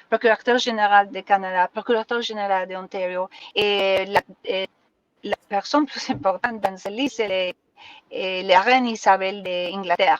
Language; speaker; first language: French; non-native, learner; Spanish